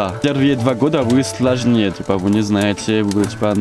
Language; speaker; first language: Russian; non-native, learner; French